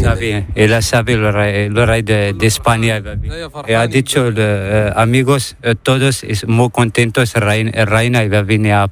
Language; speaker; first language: Spanish; non-native, learner; Arabic